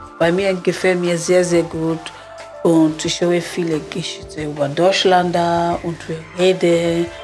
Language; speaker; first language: German; non-native, learner; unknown